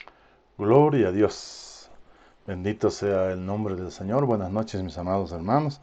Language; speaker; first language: Spanish; native; Spanish